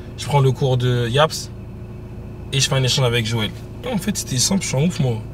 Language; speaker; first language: French; native; French